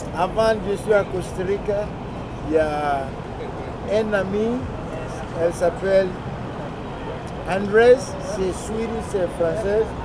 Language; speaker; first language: French; non-native, learner; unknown